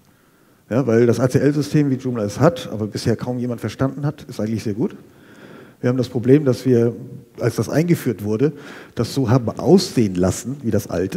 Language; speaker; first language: German; native; German